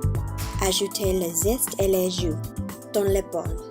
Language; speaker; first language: French; non-native, learner; English